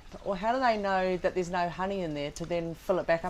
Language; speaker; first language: English; native; English